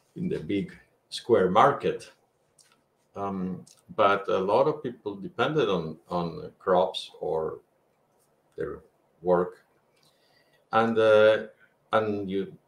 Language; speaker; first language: English; non-native, fluent; Spanish